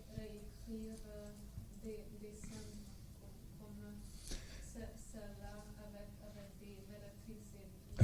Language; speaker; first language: French; non-native, fluent; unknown